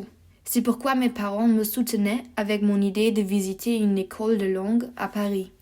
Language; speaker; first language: French; non-native, learner; German